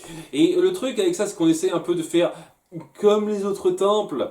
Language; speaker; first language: French; native; French